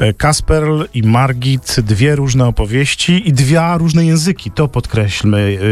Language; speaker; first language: Polish; native; Polish